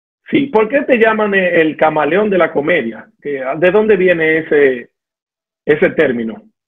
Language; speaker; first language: Spanish; native; Spanish